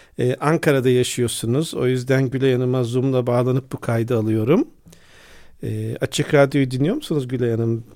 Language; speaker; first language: Turkish; native; Turkish